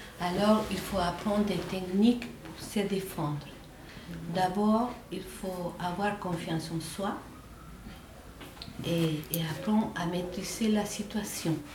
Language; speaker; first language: French; non-native, fluent; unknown